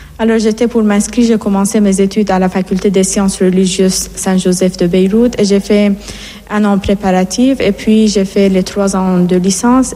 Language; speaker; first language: French; non-native, fluent; Persian